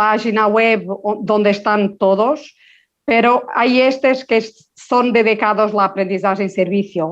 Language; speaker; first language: Spanish; non-native, local second language; Portuguese